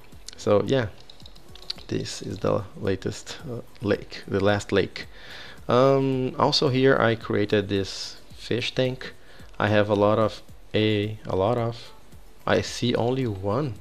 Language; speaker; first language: English; non-native, fluent; Portuguese